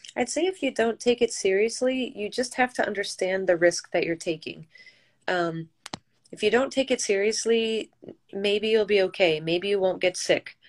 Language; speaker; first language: English; native; English